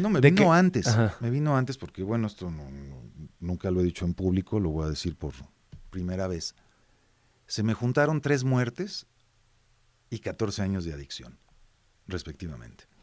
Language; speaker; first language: Spanish; native; Spanish